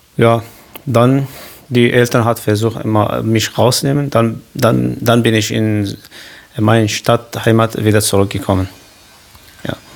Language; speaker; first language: German; non-native, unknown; Kurdish